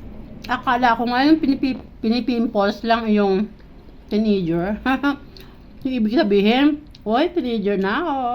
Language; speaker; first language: Filipino; native; Filipino